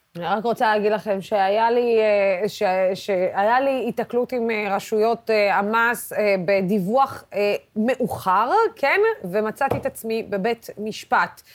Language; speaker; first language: Hebrew; non-native, local second language; Arabic